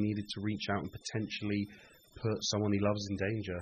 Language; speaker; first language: English; native; English